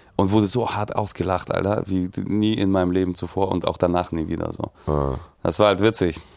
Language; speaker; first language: German; early bilingual, other home language; Russian